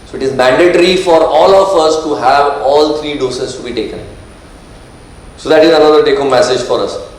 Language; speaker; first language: English; non-native, local second language; Marathi